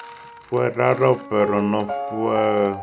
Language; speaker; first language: Spanish; non-native, learner; English